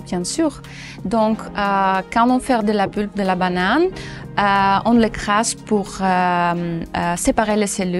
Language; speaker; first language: French; non-native, local second language; Dutch